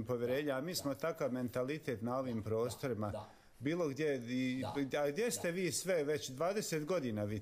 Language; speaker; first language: Serbian; native; Serbian